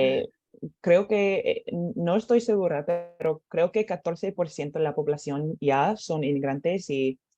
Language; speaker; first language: Spanish; non-native, learner; English